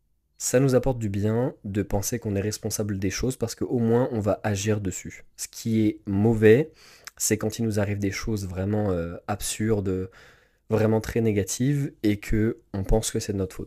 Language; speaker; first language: French; native; French